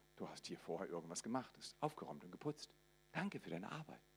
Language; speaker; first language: German; native; German